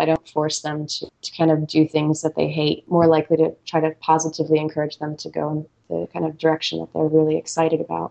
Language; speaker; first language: English; native; English